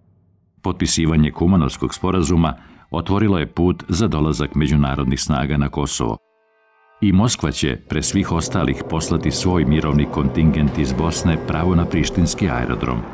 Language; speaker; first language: Bosnian; native; Bosnian